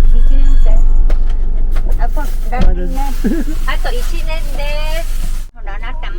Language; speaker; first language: Japanese; native; Japanese